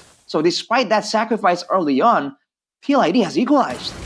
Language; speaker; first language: English; native; English